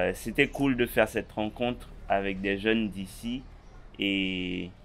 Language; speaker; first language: French; native; French